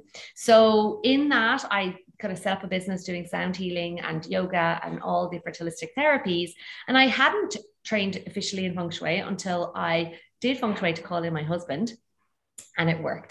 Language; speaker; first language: English; native; English